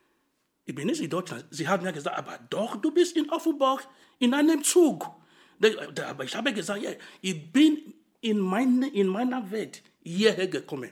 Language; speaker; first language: German; non-native, fluent; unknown